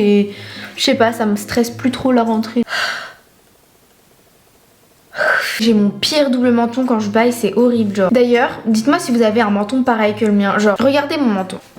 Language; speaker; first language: French; native; French